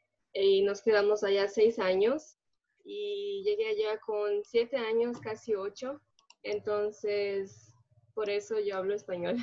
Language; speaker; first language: Spanish; early bilingual, other home language; Portuguese